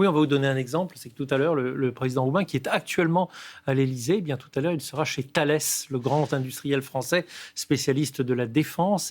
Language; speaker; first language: French; native; French